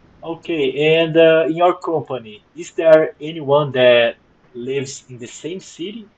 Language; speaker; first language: English; non-native, fluent; Portuguese